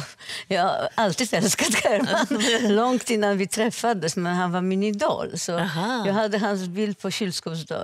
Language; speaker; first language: Swedish; non-native, fluent; Polish